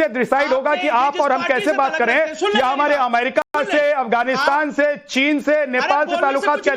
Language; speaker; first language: Hindi; native; Hindi